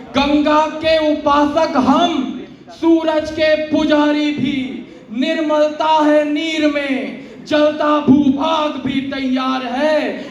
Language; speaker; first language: Hindi; native; Hindi